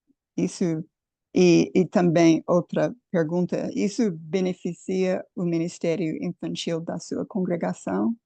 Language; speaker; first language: Portuguese; non-native, fluent; English